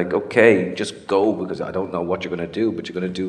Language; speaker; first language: English; native; English